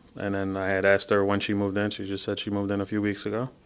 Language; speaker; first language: English; early bilingual, other home language; Spanish